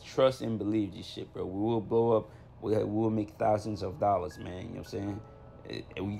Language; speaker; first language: English; native; English